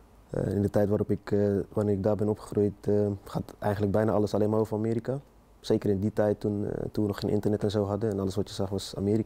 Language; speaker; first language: Dutch; early bilingual, heritage; Dutch